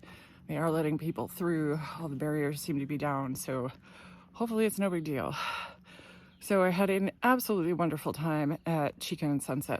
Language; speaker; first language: English; native; English